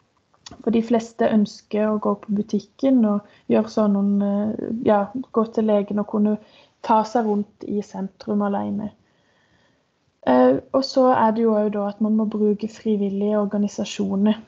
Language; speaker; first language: Norwegian; native; Norwegian